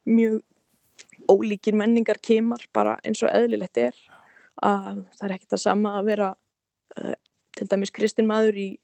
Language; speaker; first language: Icelandic; native; Icelandic